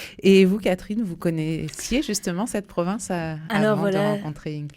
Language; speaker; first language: French; native; French